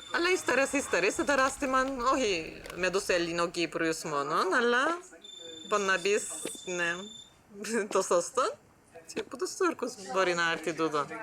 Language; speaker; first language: Greek; non-native, local second language; Turkish